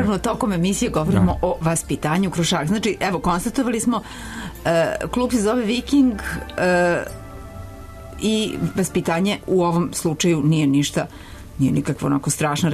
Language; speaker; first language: Serbian; native; Serbian